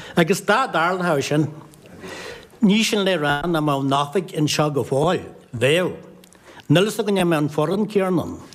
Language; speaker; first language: Irish; native; Irish